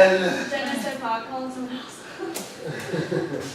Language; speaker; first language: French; non-native, learner; English